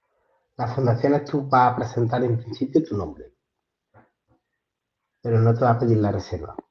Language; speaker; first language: Spanish; native; Spanish